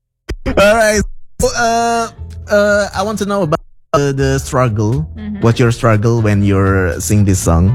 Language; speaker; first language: English; non-native, fluent; Indonesian